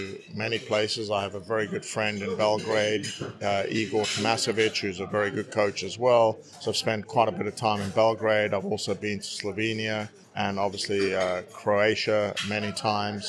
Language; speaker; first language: English; native; English